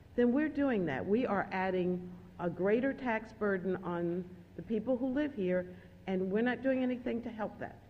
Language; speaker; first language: English; native; English